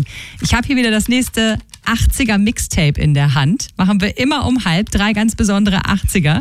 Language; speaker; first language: German; native; German